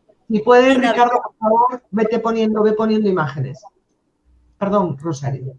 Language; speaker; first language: Spanish; native; Spanish